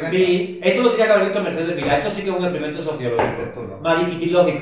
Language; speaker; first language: Spanish; native; Spanish